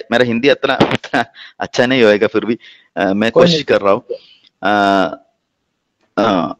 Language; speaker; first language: Hindi; non-native, local second language; Malayalam